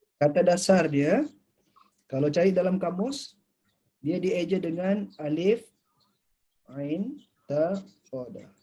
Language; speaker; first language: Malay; native; Malay